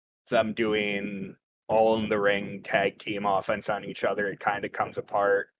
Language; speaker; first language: English; native; English